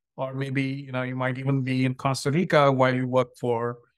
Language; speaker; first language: English; non-native, local second language; Tamil